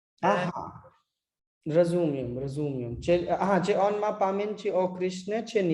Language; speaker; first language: Polish; non-native, learner; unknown